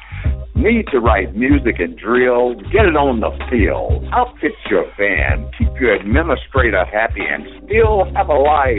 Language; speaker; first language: English; native; English